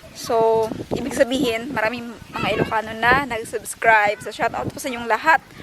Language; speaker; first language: Filipino; non-native, local second language; Cebuano